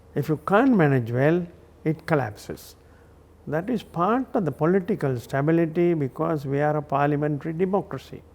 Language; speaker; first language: English; non-native, local second language; Sinhala